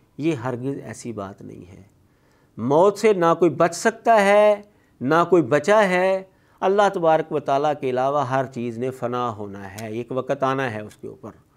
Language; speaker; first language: Urdu; non-native, local second language; Punjabi